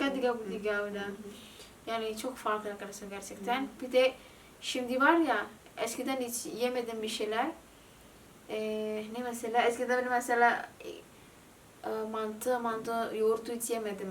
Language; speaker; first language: Turkish; non-native, learner; Indonesian